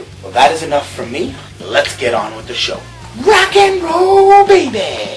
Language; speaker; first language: English; native; English